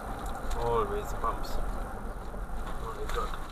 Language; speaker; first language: English; non-native, learner; German